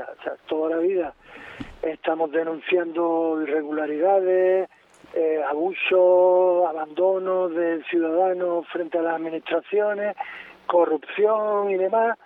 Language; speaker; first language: Spanish; native; Spanish